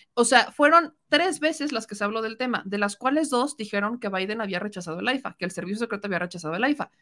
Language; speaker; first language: Spanish; native; Spanish